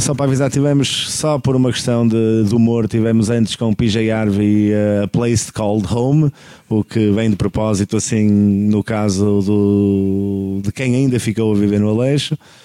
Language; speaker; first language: Portuguese; native; Portuguese